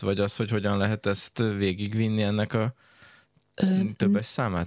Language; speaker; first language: Hungarian; native; Hungarian